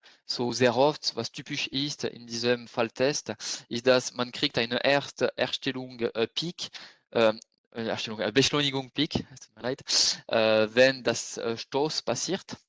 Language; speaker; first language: German; non-native, fluent; French